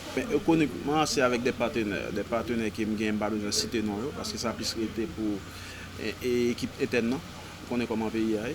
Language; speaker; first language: Haitian Creole; native; Haitian Creole